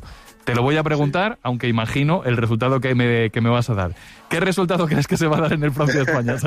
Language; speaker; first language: Spanish; native; Spanish